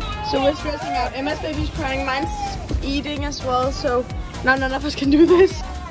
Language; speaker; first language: English; non-native, fluent; Danish